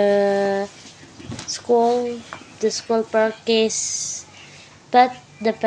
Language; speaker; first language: English; non-native, learner; Indonesian